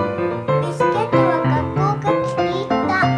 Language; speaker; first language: Japanese; early bilingual, other home language; Uyghur